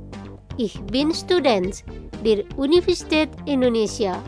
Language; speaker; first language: German; non-native, fluent; Indonesian